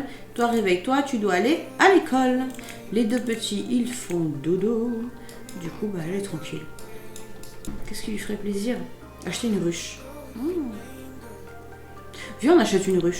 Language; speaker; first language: French; native; French